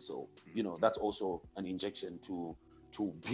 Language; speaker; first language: English; non-native, local second language; Shona